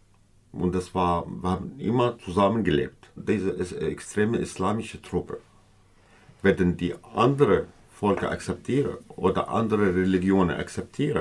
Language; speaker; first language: German; non-native, learner; Kurdish